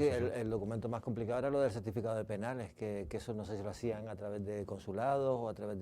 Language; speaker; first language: Spanish; native; Spanish